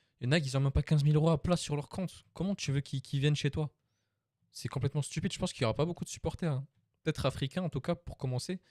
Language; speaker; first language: French; native; French